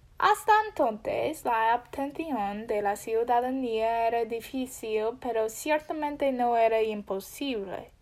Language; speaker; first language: Spanish; non-native, learner; English